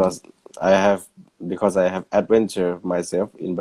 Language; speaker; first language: English; non-native, learner; Thai